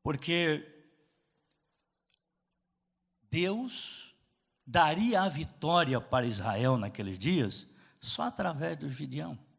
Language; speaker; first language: Portuguese; native; Portuguese